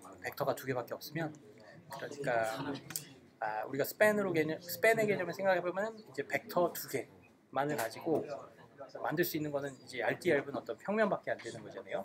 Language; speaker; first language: Korean; native; Korean